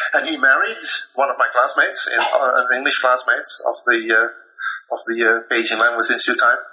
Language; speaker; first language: English; non-native, fluent; Dutch